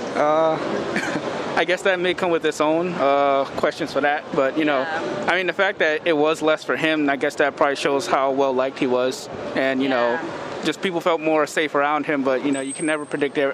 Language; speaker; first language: English; native; English